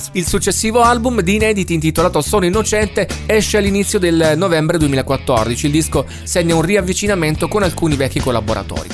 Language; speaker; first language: Italian; native; Italian